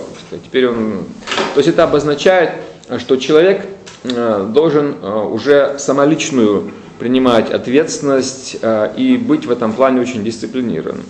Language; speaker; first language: Russian; native; Russian